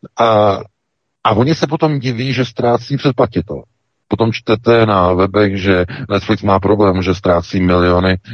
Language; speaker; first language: Czech; native; Czech